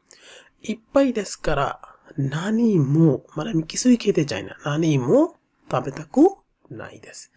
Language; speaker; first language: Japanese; non-native, fluent; Bangla